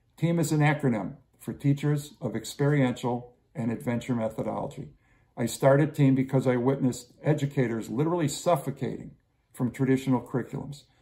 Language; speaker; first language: English; native; English